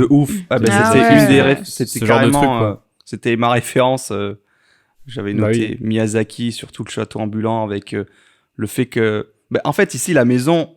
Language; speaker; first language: French; native; French